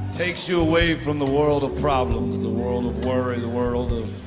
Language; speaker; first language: English; native; English